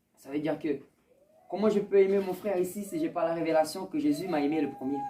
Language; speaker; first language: French; early bilingual, other home language; Portuguese